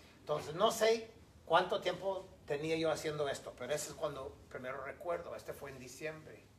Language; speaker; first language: Spanish; non-native, fluent; English